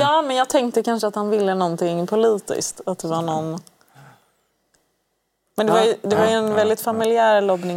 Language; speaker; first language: Swedish; early bilingual, other home language; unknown